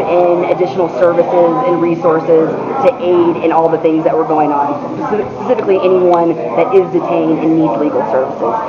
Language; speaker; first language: English; native; English